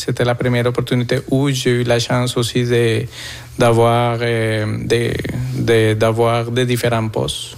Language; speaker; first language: French; non-native, learner; Spanish